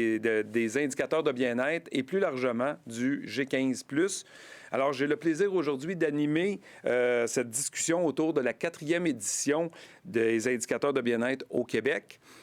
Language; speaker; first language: French; native; French